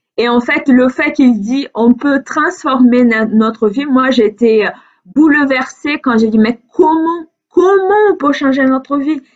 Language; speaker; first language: French; non-native, fluent; Portuguese